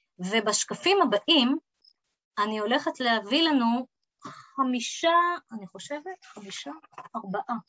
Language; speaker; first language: Hebrew; early bilingual, other home language; English